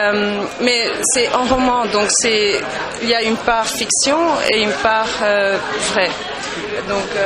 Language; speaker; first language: French; non-native, local second language; Dutch